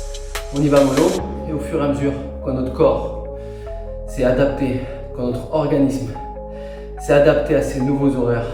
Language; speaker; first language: French; native; French